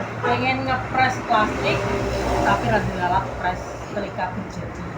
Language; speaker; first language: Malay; non-native, local second language; Javanese